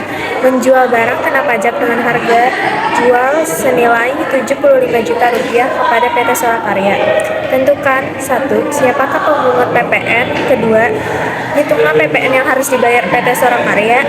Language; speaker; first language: Indonesian; native; Indonesian